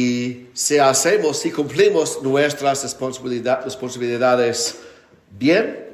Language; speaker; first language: Spanish; non-native, fluent; English